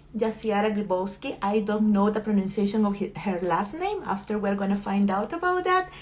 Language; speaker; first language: English; non-native, fluent; Spanish